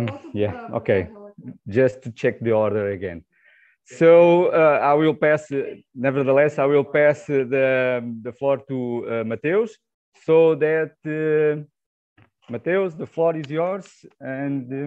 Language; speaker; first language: English; non-native, fluent; Portuguese